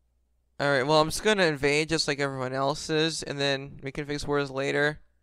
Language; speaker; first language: English; native; English